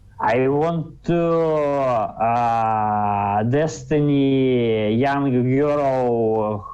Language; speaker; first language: English; non-native, learner; Russian